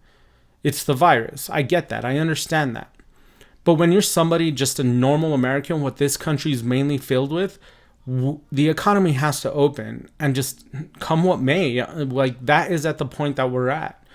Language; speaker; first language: English; native; English